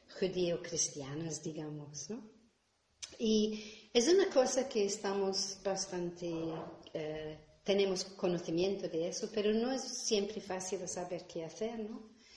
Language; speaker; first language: Spanish; non-native, fluent; English